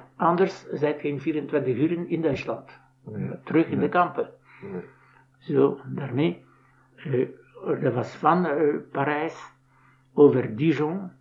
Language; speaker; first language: Dutch; non-native, fluent; Polish